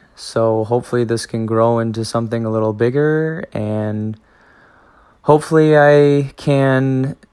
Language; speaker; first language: English; native; English